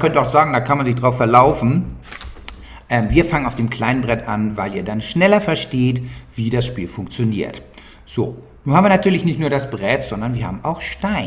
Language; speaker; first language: German; native; German